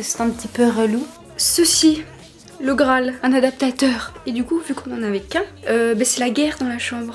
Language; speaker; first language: French; native; French